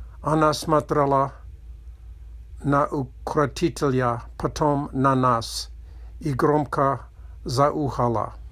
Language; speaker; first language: Russian; non-native, learner; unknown